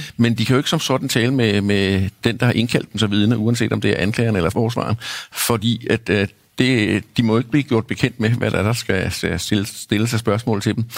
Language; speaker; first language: Danish; native; Danish